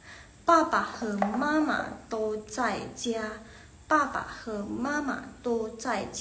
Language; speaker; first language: Chinese; non-native, fluent; Indonesian